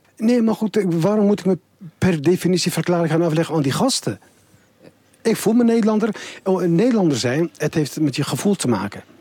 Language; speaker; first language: Dutch; non-native, fluent; Turkish